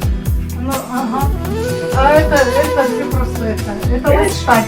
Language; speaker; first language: Russian; non-native, learner; Mongolian